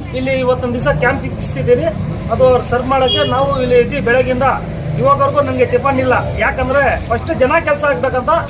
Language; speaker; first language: Kannada; non-native, local second language; Urdu